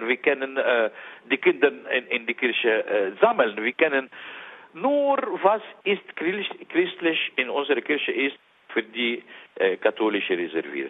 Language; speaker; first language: German; non-native, learner; Arabic